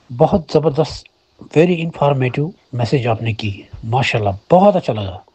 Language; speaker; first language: Hindi; non-native, local second language; Kashmiri